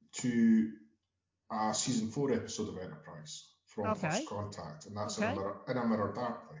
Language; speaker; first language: English; native; English